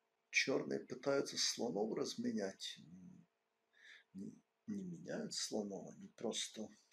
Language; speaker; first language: Russian; non-native, local second language; Ukrainian